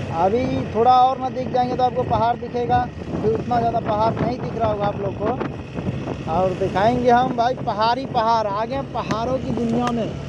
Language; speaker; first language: Hindi; non-native, local second language; Maithili